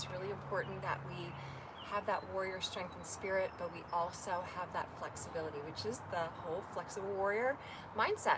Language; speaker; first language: English; native; English